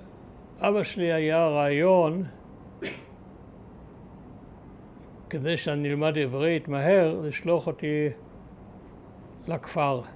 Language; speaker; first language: Hebrew; early bilingual, other home language; German